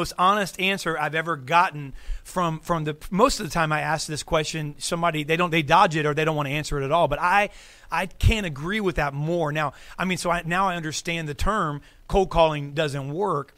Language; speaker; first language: English; native; English